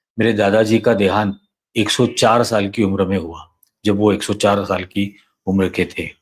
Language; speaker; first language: Hindi; non-native, local second language; Marathi